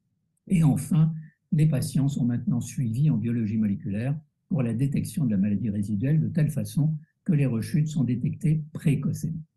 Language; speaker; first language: French; native; French